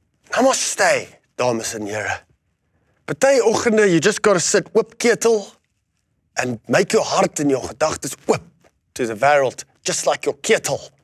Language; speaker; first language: English; non-native, local second language; Afrikaans